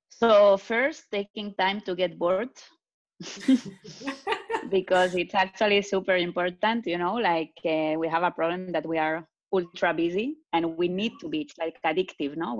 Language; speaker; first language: English; non-native, fluent; Spanish